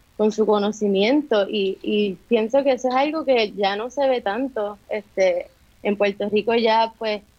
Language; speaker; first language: Spanish; native; Spanish